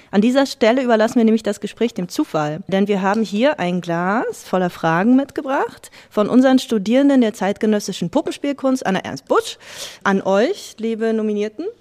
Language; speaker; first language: German; native; German